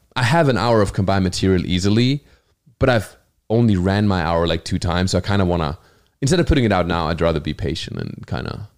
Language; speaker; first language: English; non-native, fluent; German